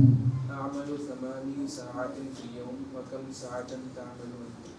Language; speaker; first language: Arabic; non-native, learner; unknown